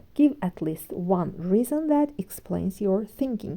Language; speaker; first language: English; non-native, fluent; Azerbaijani